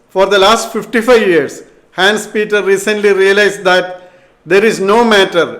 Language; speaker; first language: English; non-native, local second language; Malayalam